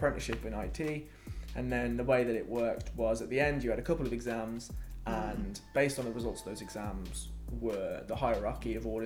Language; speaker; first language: English; native; English